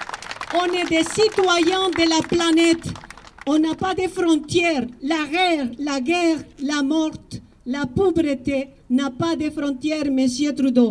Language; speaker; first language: French; non-native, fluent; Spanish